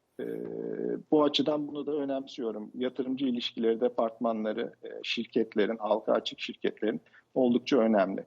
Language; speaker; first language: Turkish; native; Turkish